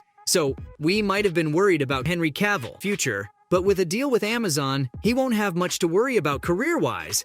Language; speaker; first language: English; native; English